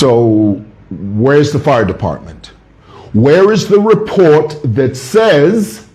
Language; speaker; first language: English; non-native, local second language; Bemba